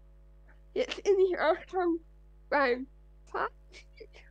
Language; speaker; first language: German; non-native, fluent; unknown